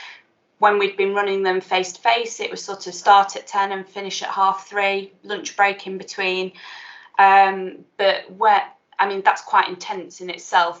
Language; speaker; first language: English; native; English